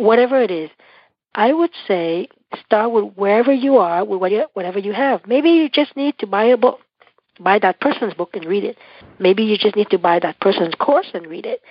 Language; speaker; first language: English; non-native, fluent; Vietnamese